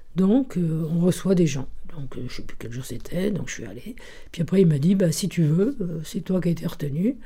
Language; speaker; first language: French; early bilingual, other home language; Italian